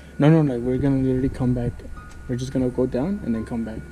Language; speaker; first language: English; early bilingual, other home language; Spanish